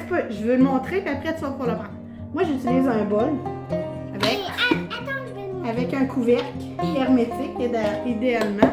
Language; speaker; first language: French; native; French